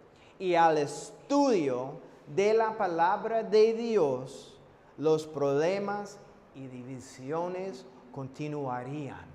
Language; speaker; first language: Spanish; non-native, fluent; English